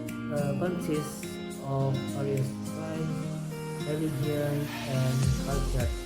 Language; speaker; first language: English; non-native, learner; Indonesian